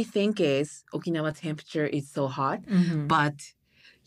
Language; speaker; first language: English; non-native, learner; Japanese